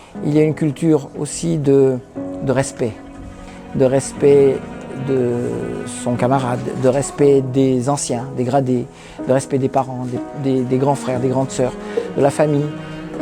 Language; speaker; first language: French; early bilingual, other home language; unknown